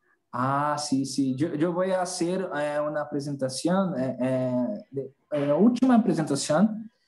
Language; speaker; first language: Spanish; non-native, learner; Portuguese